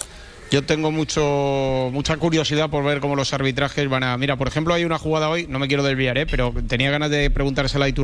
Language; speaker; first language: Spanish; native; Spanish